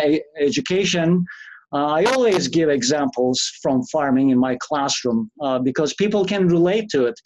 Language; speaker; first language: English; non-native, fluent; Turkish